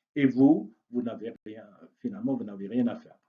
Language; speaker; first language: French; non-native, local second language; Arabic